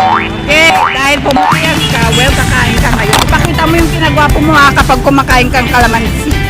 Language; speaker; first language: Filipino; native; Filipino